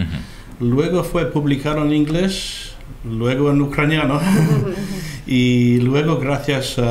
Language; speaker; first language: Spanish; non-native, fluent; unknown